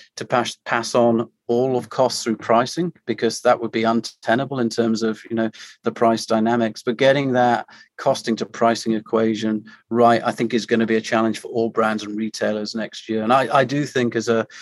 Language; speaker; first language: English; native; English